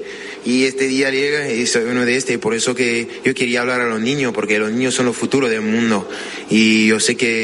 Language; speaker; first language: Spanish; non-native, fluent; French